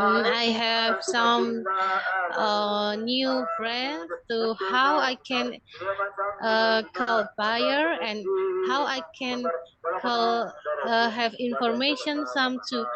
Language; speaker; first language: English; non-native, learner; Indonesian